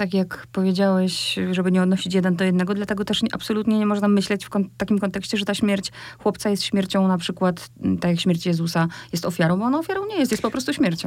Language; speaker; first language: Polish; native; Polish